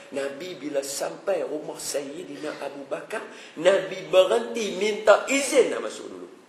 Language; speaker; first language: Malay; native; Malay